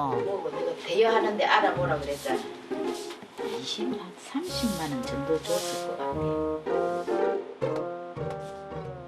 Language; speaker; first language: Korean; native; Korean